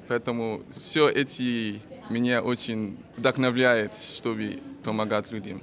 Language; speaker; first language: Russian; non-native, fluent; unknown